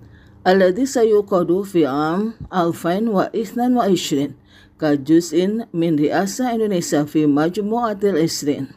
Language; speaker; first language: Arabic; non-native, fluent; Indonesian